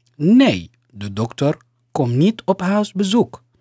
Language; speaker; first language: Dutch; non-native, fluent; Somali